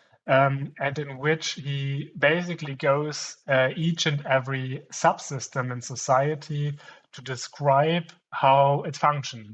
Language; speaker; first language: English; non-native, fluent; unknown